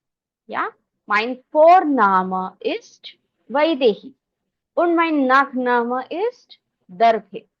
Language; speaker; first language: German; non-native, fluent; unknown